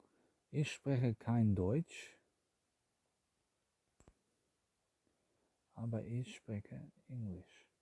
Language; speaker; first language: German; non-native, learner; English